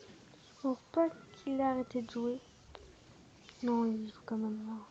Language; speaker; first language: French; native; French